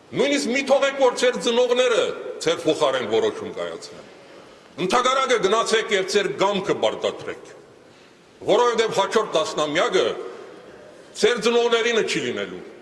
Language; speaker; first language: Armenian; early bilingual, heritage; Armenian